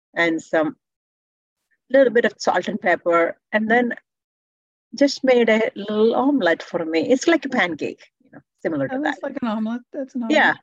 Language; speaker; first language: English; non-native, local second language; Malayalam